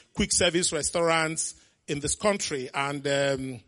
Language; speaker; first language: English; non-native, local second language; Igbo